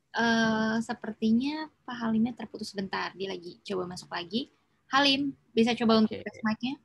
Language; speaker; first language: Indonesian; native; Indonesian